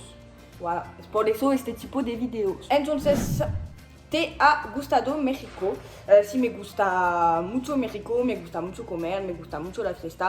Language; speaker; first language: Spanish; non-native, learner; French